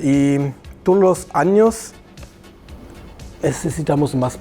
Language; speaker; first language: Spanish; non-native, fluent; German